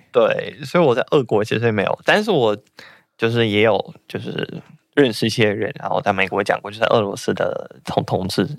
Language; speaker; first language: Chinese; non-native, fluent; Russian